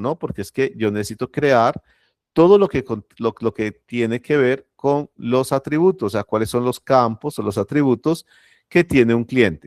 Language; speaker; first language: Spanish; native; Spanish